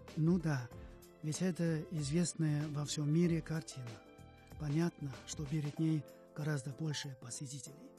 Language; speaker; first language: Russian; non-native, fluent; Chinese